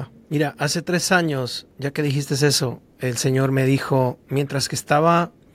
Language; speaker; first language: Spanish; native; Spanish